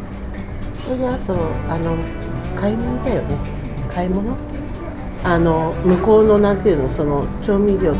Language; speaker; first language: Japanese; native; Japanese